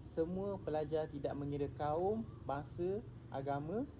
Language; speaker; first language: Malay; native; Malay